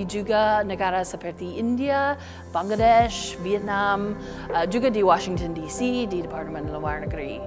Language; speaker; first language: Indonesian; non-native, learner; English